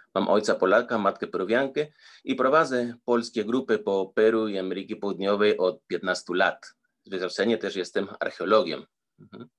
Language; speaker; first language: Polish; early bilingual, heritage; Spanish